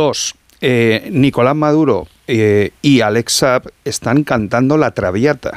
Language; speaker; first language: Spanish; native; Spanish